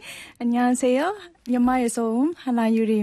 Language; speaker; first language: Korean; non-native, learner; Burmese